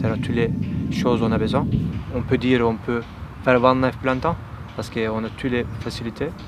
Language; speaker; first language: French; non-native, learner; Turkish